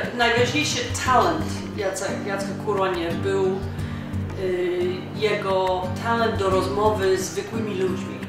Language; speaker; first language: Polish; non-native, fluent; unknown